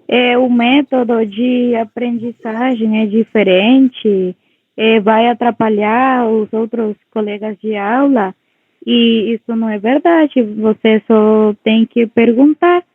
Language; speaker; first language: Portuguese; non-native, local second language; Spanish